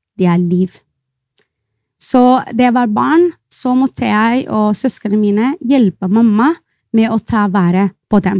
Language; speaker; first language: Norwegian; non-native, fluent; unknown